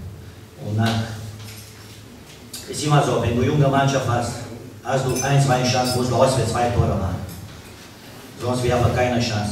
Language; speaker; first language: German; non-native, fluent; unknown